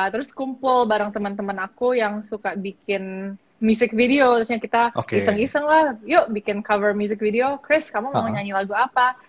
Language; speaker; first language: Indonesian; native; Indonesian